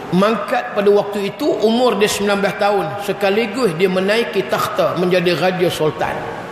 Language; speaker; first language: Malay; native; Malay